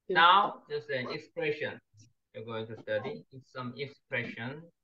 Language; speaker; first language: English; non-native, learner; Korean